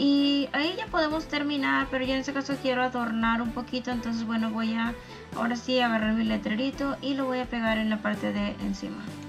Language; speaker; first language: Spanish; native; Spanish